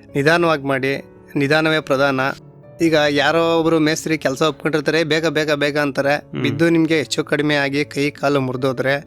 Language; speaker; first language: Kannada; native; Kannada